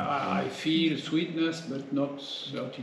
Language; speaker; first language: English; non-native, learner; French